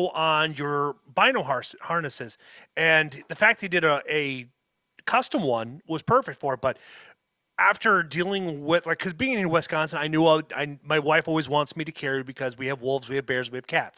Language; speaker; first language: English; native; English